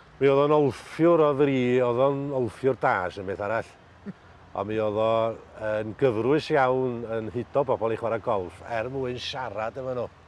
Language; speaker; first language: Welsh; native; Welsh